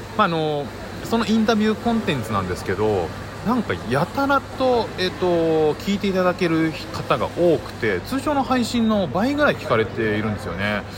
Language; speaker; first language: Japanese; native; Japanese